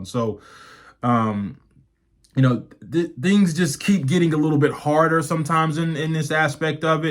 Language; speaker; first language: English; native; English